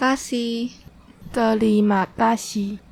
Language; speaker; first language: Indonesian; non-native, learner; Chinese